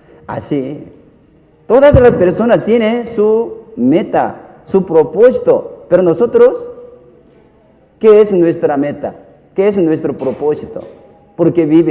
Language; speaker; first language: Spanish; non-native, learner; Korean